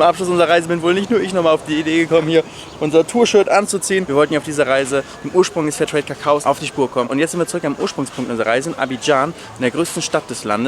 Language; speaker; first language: German; native; German